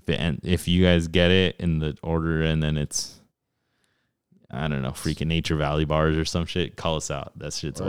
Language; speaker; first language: English; early bilingual, other home language; Spanish